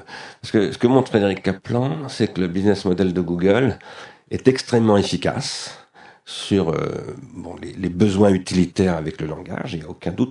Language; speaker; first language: French; native; French